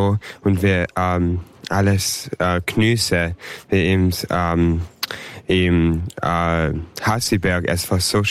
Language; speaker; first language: German; early bilingual, heritage; German